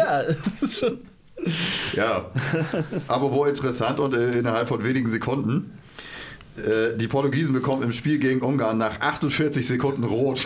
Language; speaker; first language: German; native; German